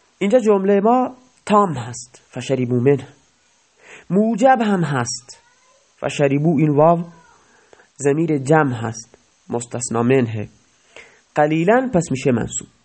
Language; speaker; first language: Persian; non-native, local second language; Baluchi